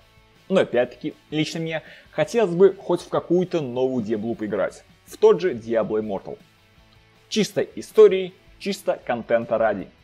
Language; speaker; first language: Russian; native; Russian